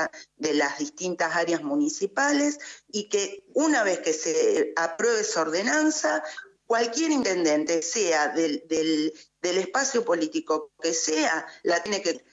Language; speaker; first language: Spanish; native; Spanish